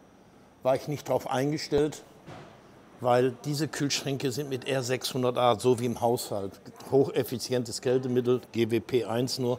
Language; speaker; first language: German; native; German